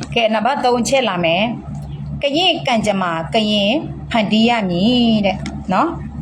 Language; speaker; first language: Burmese; non-native, local second language; S'gaw Karen